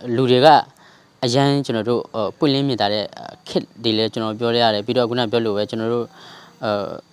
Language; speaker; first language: Burmese; non-native, local second language; S'gaw Karen